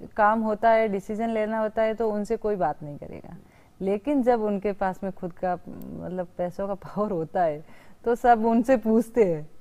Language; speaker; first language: Hindi; native; Hindi